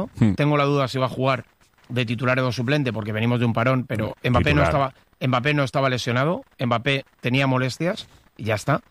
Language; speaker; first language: Spanish; native; Spanish